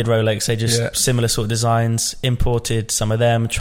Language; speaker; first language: English; native; English